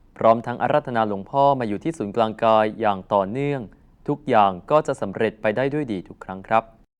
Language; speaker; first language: Thai; native; Thai